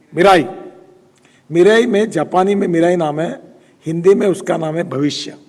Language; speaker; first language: Hindi; non-native, local second language; Marathi